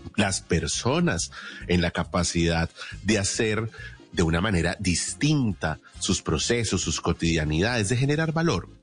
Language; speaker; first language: Spanish; native; Spanish